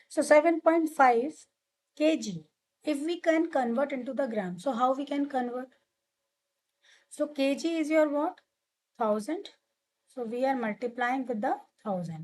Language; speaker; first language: English; non-native, local second language; Hindi